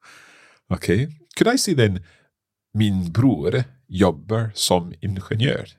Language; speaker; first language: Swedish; non-native, learner; English